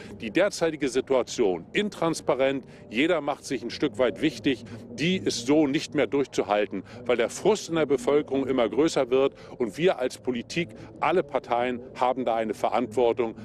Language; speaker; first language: German; native; German